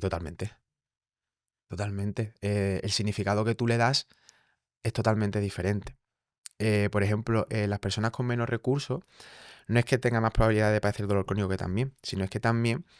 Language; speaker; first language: Spanish; native; Spanish